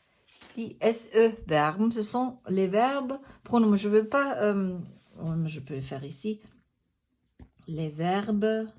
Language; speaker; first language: French; non-native, fluent; German